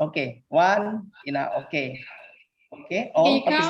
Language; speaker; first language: English; non-native, fluent; Indonesian